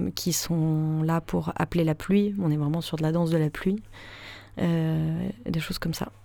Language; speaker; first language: French; native; French